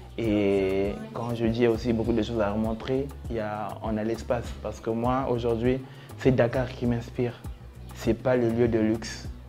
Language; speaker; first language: French; non-native, local second language; Wolof